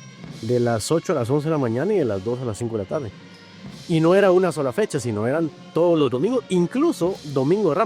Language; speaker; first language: Spanish; native; Spanish